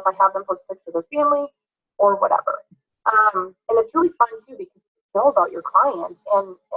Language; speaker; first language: English; native; English